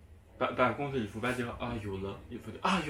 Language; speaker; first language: French; non-native, fluent; Chinese